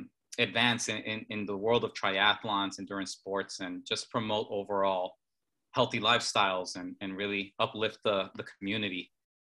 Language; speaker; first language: English; native; English